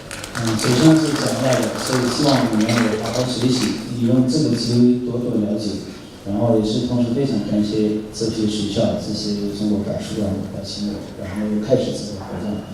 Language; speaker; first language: Chinese; non-native, fluent; Nepali